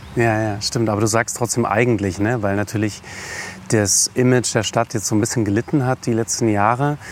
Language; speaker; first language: German; native; German